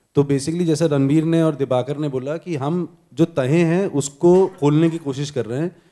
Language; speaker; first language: Hindi; native; Hindi